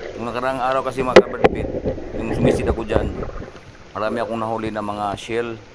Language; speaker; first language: Filipino; non-native, local second language; Cebuano